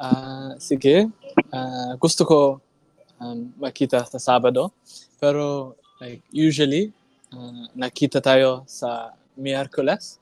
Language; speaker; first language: Filipino; non-native, learner; English